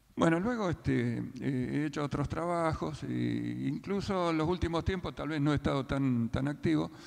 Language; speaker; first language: Spanish; native; Spanish